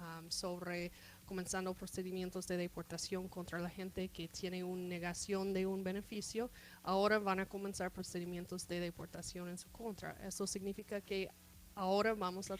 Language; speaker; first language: Spanish; non-native, fluent; English